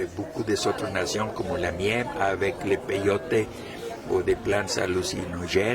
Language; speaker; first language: French; non-native, fluent; Spanish